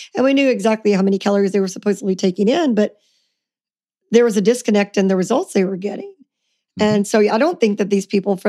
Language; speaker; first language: English; native; English